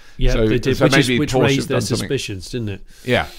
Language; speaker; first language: English; native; English